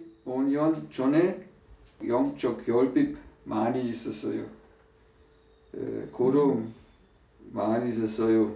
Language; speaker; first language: Korean; non-native, learner; German